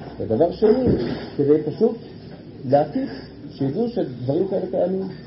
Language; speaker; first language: Hebrew; native; Hebrew